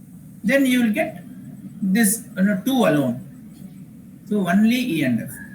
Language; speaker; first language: English; non-native, local second language; Tamil